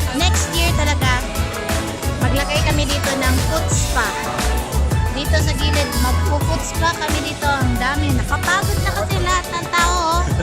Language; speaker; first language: Filipino; non-native, local second language; Cebuano